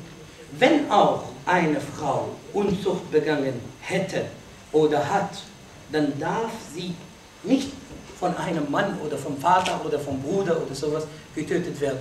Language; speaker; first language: German; non-native, fluent; Arabic